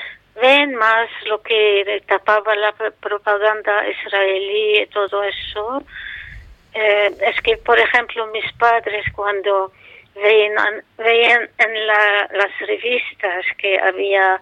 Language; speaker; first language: Spanish; non-native, fluent; Arabic